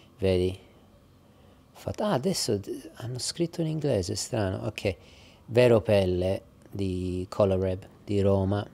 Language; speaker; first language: Italian; early bilingual, heritage; English